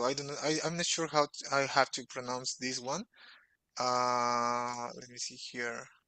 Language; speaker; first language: English; non-native, fluent; Portuguese